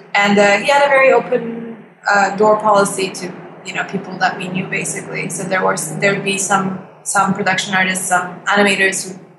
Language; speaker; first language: English; non-native, fluent; Turkish